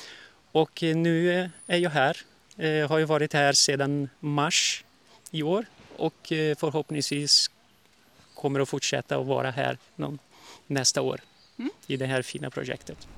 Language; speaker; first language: Swedish; early bilingual, heritage; Portuguese